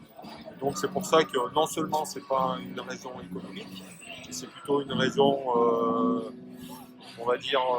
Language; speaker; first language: French; native; French